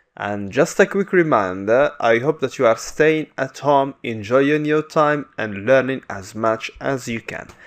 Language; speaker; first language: English; non-native, fluent; Arabic